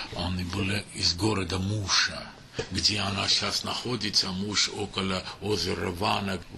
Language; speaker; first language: Russian; non-native, local second language; Armenian